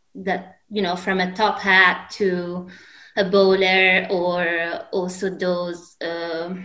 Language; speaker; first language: English; non-native, fluent; Italian